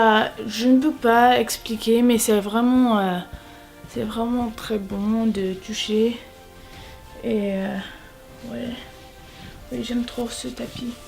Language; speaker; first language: French; non-native, learner; English